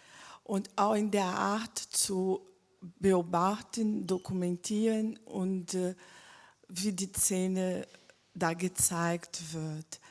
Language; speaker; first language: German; non-native, fluent; French